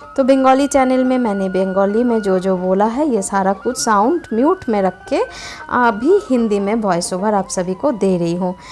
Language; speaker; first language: Hindi; non-native, local second language; Bangla